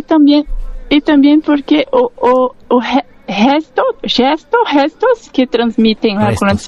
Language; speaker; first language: Spanish; non-native, learner; Portuguese